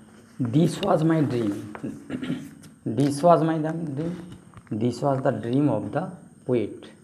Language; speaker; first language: English; non-native, local second language; Bangla